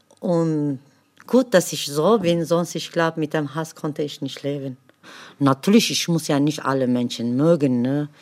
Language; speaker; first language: German; non-native, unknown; Kurdish